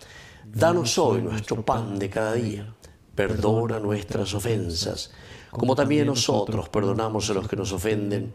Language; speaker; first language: Spanish; native; Spanish